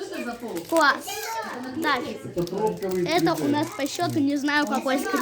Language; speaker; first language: Russian; native; Russian